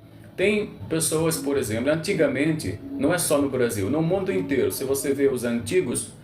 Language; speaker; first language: Portuguese; non-native, local second language; Arabic